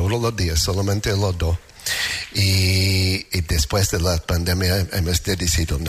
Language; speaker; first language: Spanish; non-native, learner; English